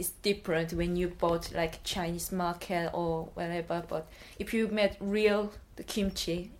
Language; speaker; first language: English; non-native, learner; Korean